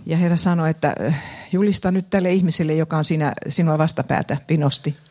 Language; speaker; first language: Finnish; native; Finnish